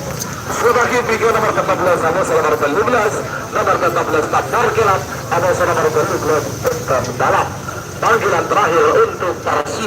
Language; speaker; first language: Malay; non-native, local second language; Madurese